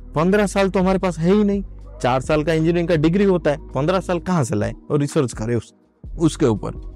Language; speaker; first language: Hindi; non-native, local second language; Odia